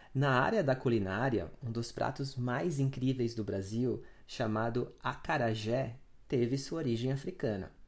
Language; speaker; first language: Portuguese; native; Portuguese